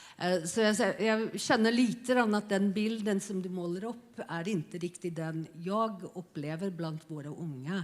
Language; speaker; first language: Swedish; non-native, fluent; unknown